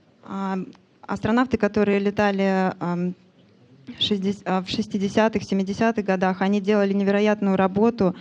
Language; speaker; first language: Russian; non-native, fluent; English